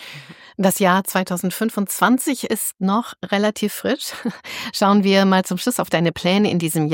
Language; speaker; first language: German; native; German